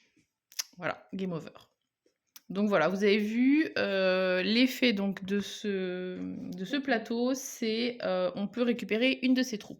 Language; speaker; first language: French; native; French